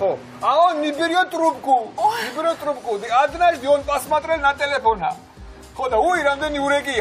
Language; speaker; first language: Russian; non-native, fluent; Georgian